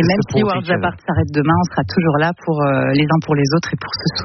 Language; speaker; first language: French; native; French